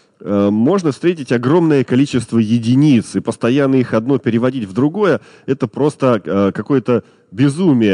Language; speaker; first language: Russian; native; Russian